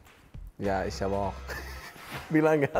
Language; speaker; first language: German; non-native, fluent; Hungarian